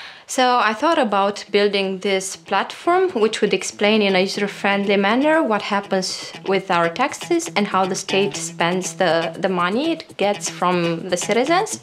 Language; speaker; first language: English; non-native, fluent; Romanian